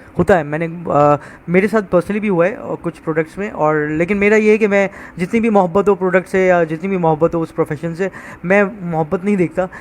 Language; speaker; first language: Urdu; native; Urdu